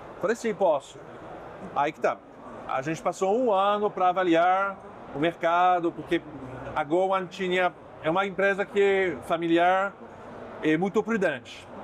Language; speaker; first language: Portuguese; non-native, fluent; French